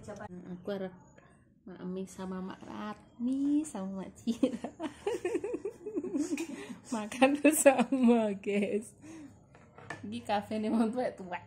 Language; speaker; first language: Indonesian; non-native, local second language; Javanese